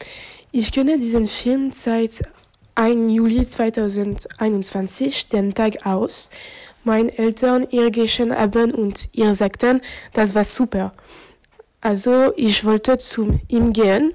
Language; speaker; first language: German; non-native, learner; French